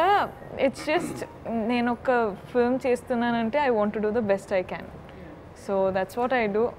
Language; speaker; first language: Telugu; non-native, local second language; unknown